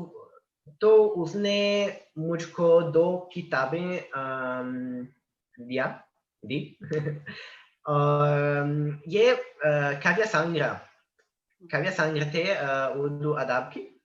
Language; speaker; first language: Hindi; non-native, learner; Italian